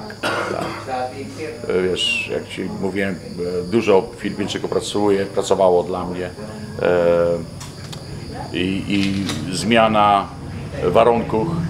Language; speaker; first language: Polish; early bilingual, heritage; Polish